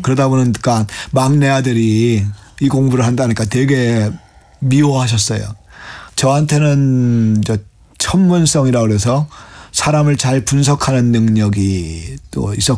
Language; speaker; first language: Korean; native; Korean